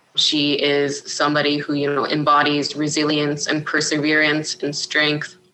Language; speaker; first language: English; native; English